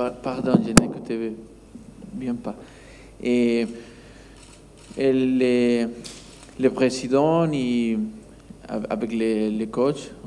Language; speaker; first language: French; non-native, learner; Spanish